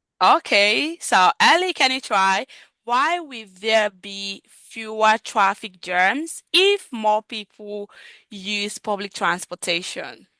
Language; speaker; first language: English; non-native, fluent; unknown